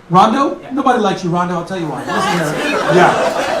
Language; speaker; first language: English; native; English